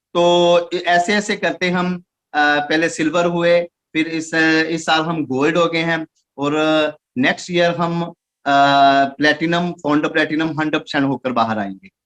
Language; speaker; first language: Hindi; non-native, local second language; Punjabi